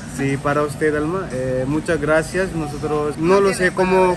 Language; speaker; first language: Spanish; non-native, learner; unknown